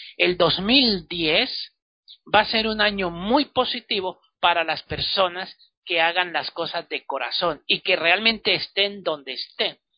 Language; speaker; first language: Spanish; native; Spanish